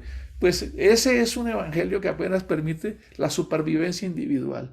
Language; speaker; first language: Spanish; native; Spanish